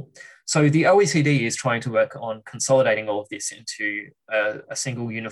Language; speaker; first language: English; native; English